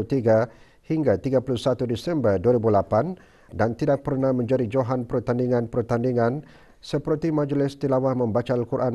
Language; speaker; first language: Malay; native; Malay